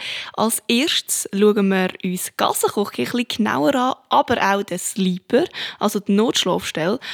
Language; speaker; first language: German; native; German